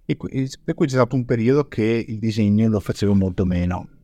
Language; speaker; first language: Italian; native; Italian